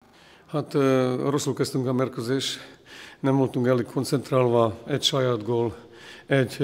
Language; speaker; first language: Hungarian; non-native, learner; Slovak